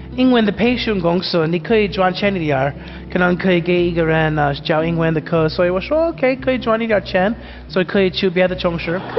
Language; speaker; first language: Chinese; non-native, learner; English